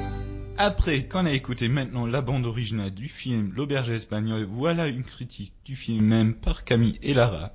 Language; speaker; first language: French; native; French